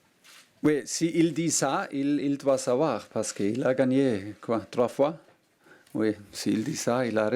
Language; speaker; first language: French; non-native, learner; German